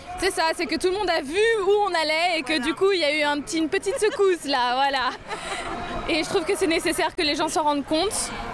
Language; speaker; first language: French; native; French